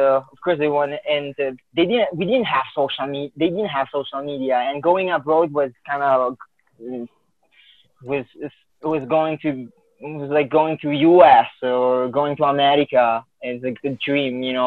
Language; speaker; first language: English; non-native, fluent; Filipino